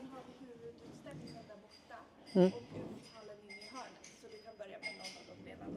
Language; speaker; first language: Swedish; native; Swedish